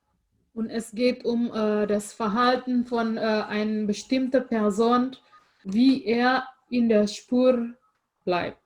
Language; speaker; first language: German; non-native, fluent; Indonesian